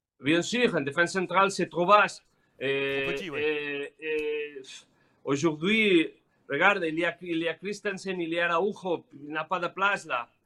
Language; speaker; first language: French; non-native, learner; Spanish